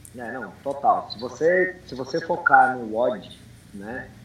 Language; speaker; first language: Portuguese; early bilingual, heritage; English